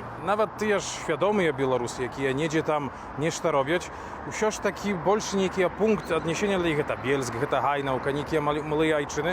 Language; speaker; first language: Polish; non-native, learner; Belarusian